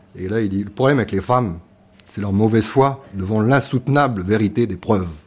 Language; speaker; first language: French; native; French